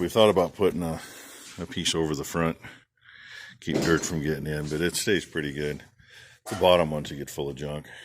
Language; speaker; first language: English; native; English